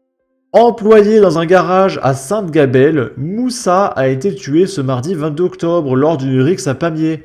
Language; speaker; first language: French; native; French